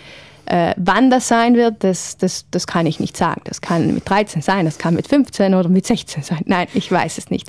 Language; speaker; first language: German; native; German